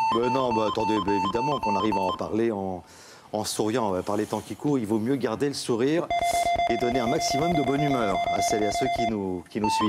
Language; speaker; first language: French; native; French